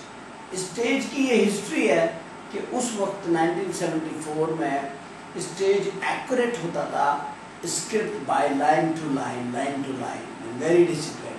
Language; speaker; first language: Urdu; native; Urdu